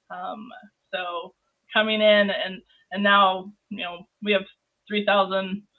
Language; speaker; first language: English; native; English